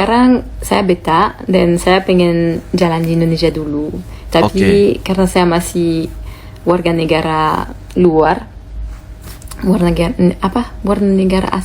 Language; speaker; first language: Indonesian; non-native, learner; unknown